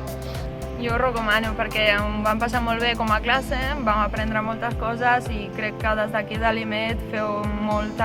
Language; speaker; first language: Catalan; non-native, local second language; Spanish